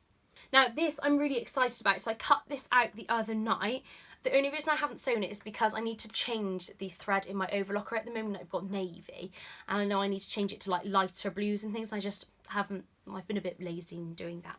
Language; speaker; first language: English; native; English